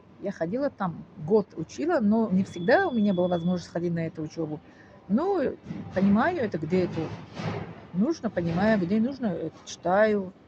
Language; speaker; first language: Russian; non-native, local second language; Tajik